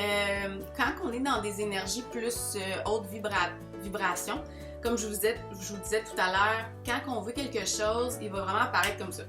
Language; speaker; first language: French; native; French